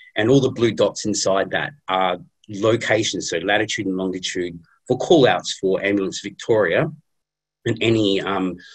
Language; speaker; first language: English; native; English